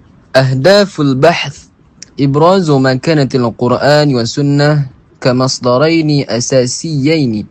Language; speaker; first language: Arabic; non-native, learner; Malay